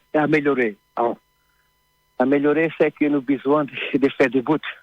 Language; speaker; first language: French; non-native, learner; Portuguese